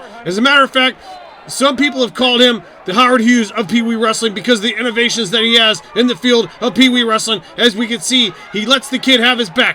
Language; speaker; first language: English; native; English